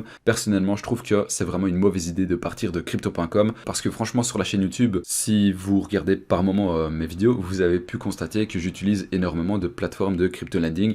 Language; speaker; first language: French; native; French